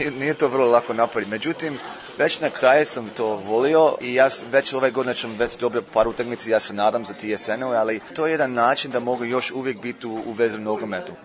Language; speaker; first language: Croatian; early bilingual, heritage; Croatian